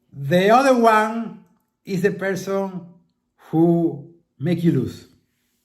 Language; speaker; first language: English; non-native, fluent; Spanish